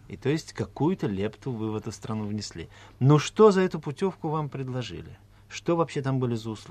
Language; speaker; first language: Russian; native; Russian